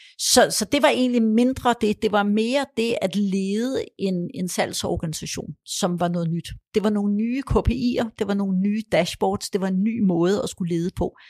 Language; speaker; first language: Danish; early bilingual, other home language; Polish